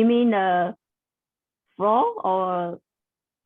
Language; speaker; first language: English; non-native, learner; Chinese